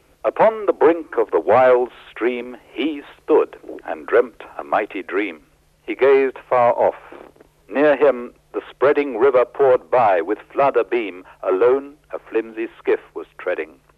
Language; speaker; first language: English; native; English